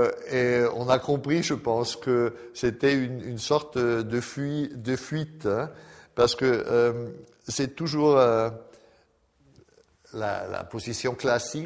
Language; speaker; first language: French; non-native, fluent; German